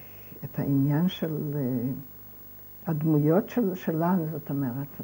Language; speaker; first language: Hebrew; non-native, fluent; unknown